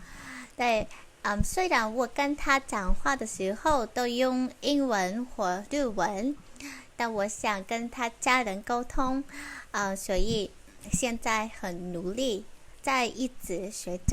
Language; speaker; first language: Chinese; non-native, fluent; Vietnamese